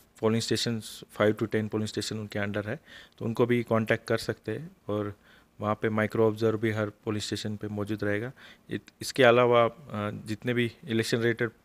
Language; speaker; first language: Hindi; non-native, local second language; Marathi